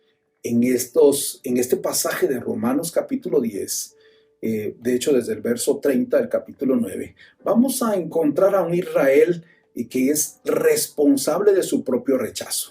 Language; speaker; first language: Spanish; native; Spanish